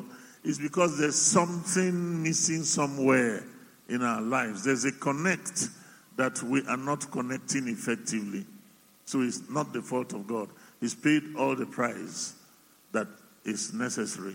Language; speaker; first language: English; non-native, local second language; Igbo